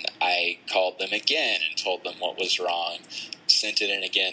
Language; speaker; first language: English; native; English